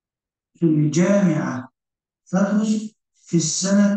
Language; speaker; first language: Arabic; non-native, learner; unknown